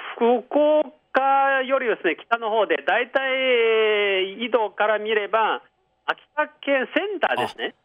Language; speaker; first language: Japanese; non-native, fluent; Chinese